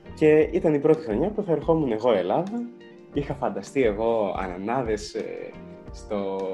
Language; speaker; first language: Greek; early bilingual, other home language; Ukrainian